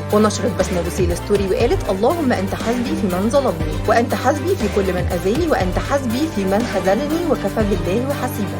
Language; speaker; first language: Arabic; native; Arabic